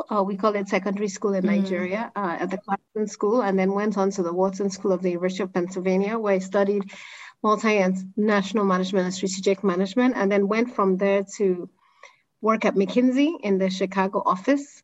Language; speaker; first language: English; non-native, local second language; Igbo